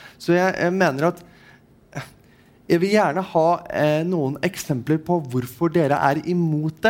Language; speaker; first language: Norwegian; non-native, fluent; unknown